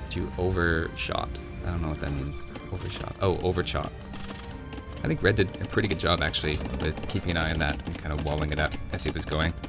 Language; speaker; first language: English; native; English